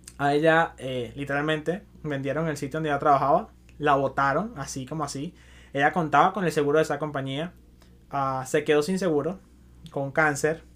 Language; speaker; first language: Spanish; native; Spanish